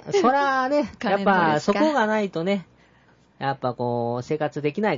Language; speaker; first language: Japanese; native; Japanese